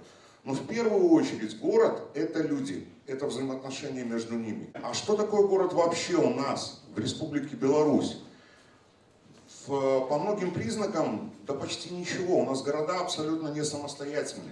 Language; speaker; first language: Russian; native; Russian